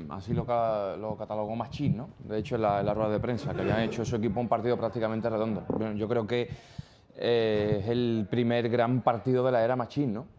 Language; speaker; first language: Spanish; native; Spanish